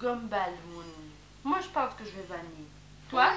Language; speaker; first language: French; native; French